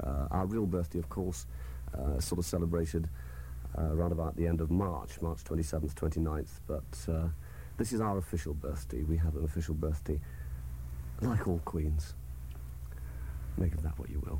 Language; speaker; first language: English; native; English